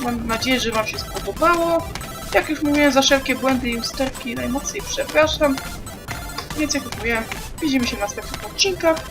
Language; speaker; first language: Polish; native; Polish